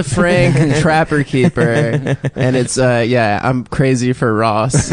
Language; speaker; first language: English; native; English